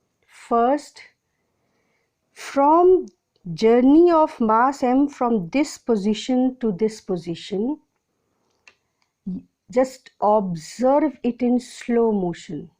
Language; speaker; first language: English; non-native, local second language; Hindi